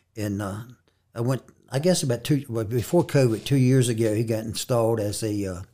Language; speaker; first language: English; native; English